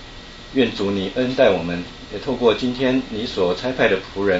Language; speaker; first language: Chinese; native; Chinese